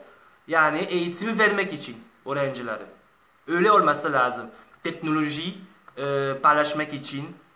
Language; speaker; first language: Turkish; non-native, learner; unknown